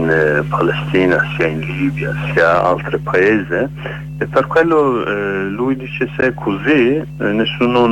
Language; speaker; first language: Italian; non-native, learner; Kurdish